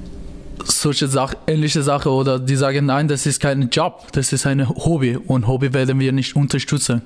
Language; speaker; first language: German; non-native, learner; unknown